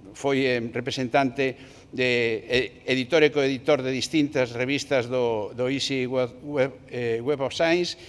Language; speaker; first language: Galician; non-native, local second language; Spanish